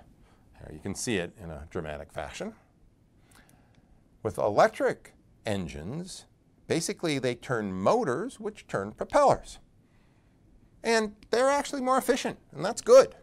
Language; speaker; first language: English; native; English